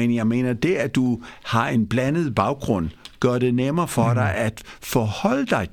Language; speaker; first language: Danish; early bilingual, other home language; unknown